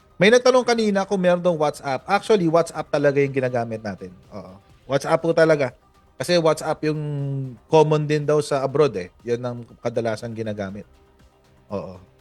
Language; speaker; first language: Filipino; native; Filipino